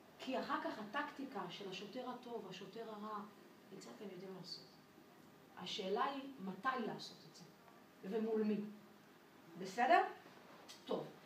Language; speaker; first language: Hebrew; non-native, fluent; French